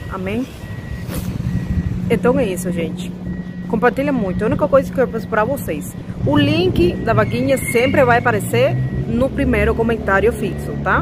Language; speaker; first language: Portuguese; non-native, fluent; Spanish